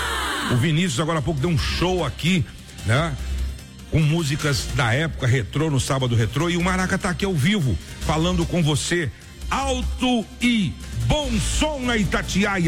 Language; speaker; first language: Portuguese; native; Portuguese